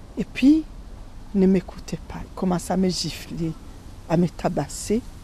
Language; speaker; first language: French; non-native, local second language; Rundi